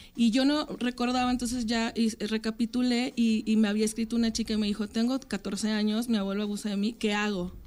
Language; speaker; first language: Spanish; native; Spanish